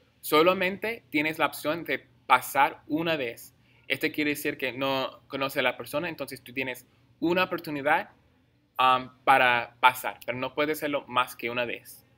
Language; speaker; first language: Spanish; non-native, fluent; English